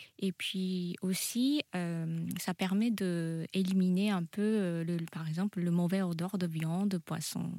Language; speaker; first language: French; non-native, fluent; Japanese